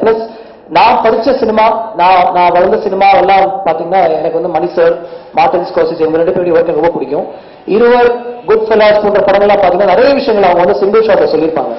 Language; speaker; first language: Tamil; native; Tamil